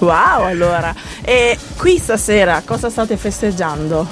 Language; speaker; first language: Italian; native; Italian